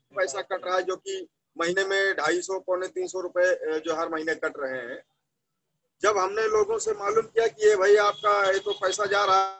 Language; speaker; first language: Hindi; native; Hindi